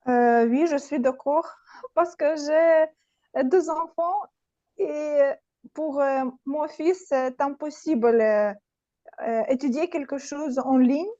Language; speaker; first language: French; non-native, learner; Russian